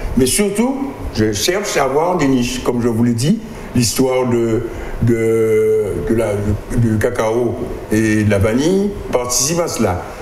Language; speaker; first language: French; native; French